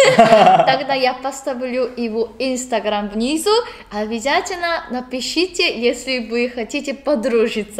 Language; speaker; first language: Russian; non-native, learner; Korean